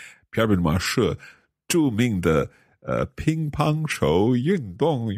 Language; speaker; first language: Chinese; non-native, learner; English